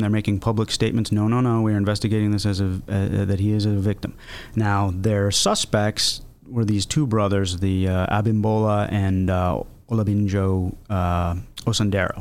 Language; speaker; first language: English; native; English